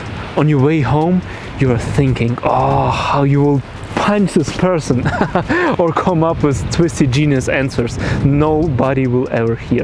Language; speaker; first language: English; non-native, fluent; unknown